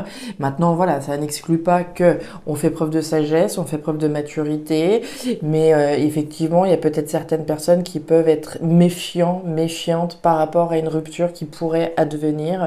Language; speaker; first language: French; native; French